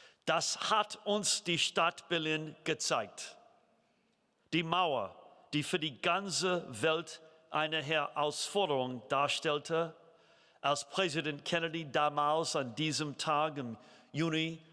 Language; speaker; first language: German; non-native, fluent; English